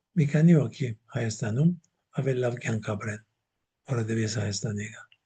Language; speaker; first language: Armenian; native; Armenian